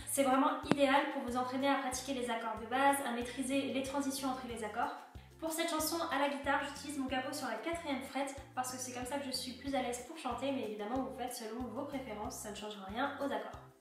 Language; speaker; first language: French; native; French